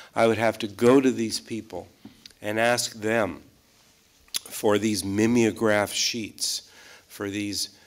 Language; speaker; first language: English; native; English